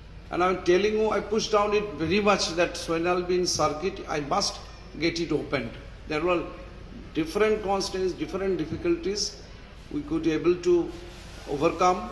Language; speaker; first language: English; non-native, local second language; Bangla